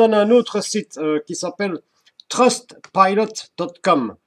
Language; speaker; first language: French; native; French